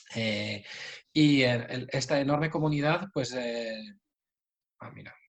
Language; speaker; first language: Spanish; native; Spanish